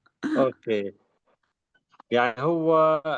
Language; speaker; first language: Arabic; native; Arabic